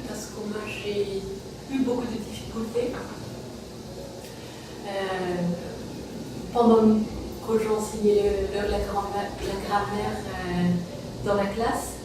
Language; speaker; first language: French; non-native, fluent; Persian